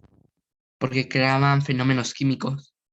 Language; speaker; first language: Spanish; native; Spanish